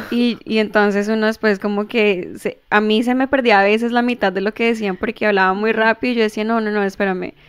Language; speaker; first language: Spanish; early bilingual, heritage; Spanish